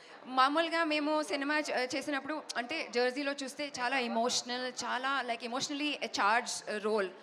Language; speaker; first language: Telugu; non-native, fluent; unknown